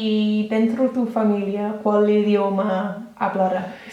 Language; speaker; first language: Spanish; non-native, learner; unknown